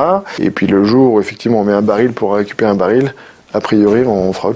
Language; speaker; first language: French; native; French